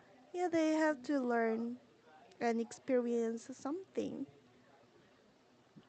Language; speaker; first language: English; non-native, learner; Korean